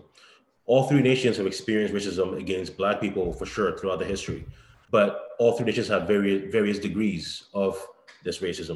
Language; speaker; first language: English; native; English